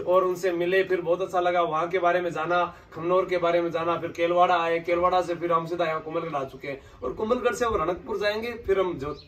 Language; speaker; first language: Hindi; native; Hindi